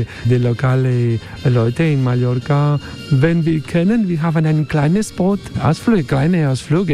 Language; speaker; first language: German; non-native, learner; Spanish